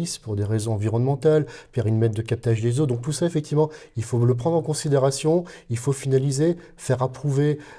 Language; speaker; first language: French; native; French